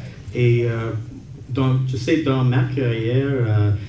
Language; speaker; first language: French; non-native, local second language; English